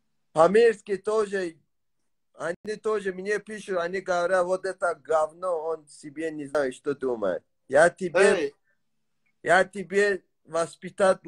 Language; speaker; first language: Russian; non-native, learner; Tajik